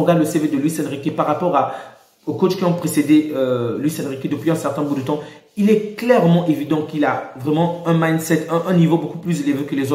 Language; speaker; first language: French; native; French